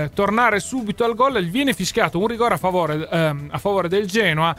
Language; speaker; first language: Italian; native; Italian